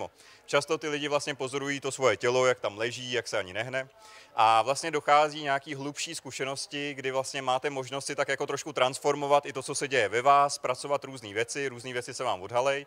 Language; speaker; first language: Czech; native; Czech